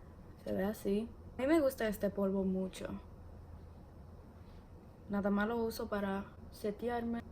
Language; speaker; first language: Spanish; early bilingual, heritage; English